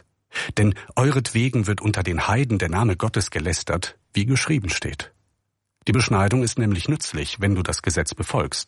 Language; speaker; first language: German; native; German